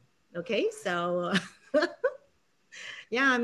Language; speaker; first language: English; non-native, local second language; Cantonese